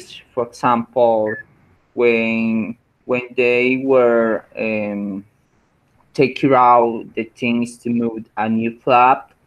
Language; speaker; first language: English; non-native, learner; Spanish